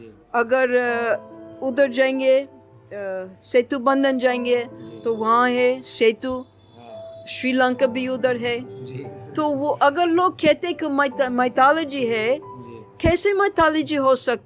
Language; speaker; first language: Hindi; non-native, fluent; English